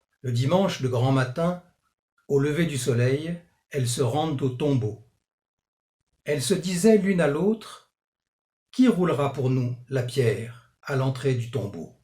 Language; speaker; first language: French; native; French